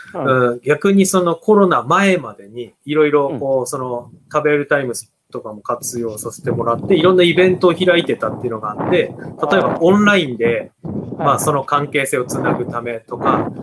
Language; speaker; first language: Japanese; native; Japanese